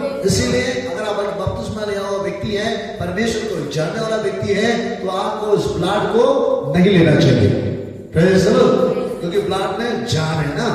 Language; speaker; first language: Hindi; non-native, local second language; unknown